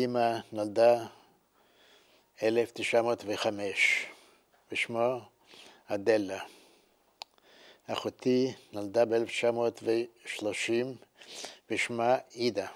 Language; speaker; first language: Hebrew; non-native, fluent; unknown